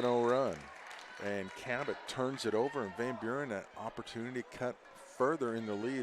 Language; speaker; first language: English; native; English